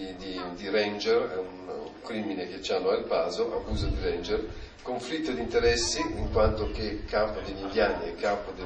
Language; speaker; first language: Italian; native; Italian